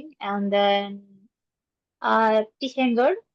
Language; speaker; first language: English; non-native, learner; Indonesian